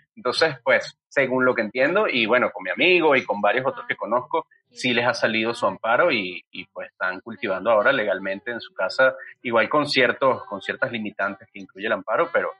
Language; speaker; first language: Spanish; native; Spanish